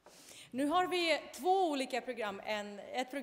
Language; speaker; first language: Swedish; non-native, fluent; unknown